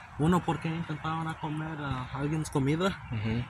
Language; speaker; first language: Spanish; early bilingual, heritage; Spanish